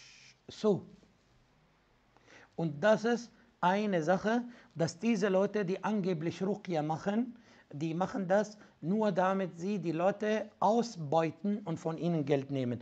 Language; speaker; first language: German; non-native, fluent; Arabic